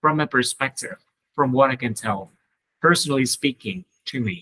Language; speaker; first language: English; non-native, fluent; Vietnamese